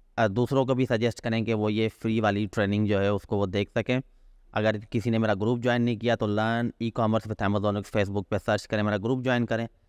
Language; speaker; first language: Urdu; non-native, local second language; Sindhi